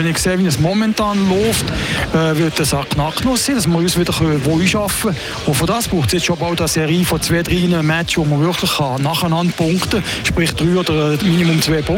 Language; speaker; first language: German; native; German